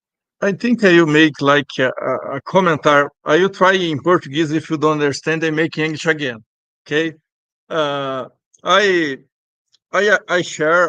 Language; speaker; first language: English; non-native, learner; Portuguese